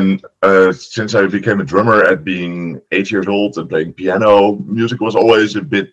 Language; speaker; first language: English; non-native, fluent; Dutch